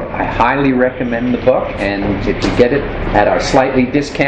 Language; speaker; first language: English; native; English